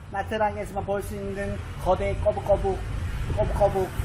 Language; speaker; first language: Korean; native; Korean